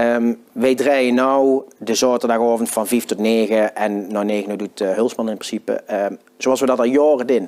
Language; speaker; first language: Dutch; native; Dutch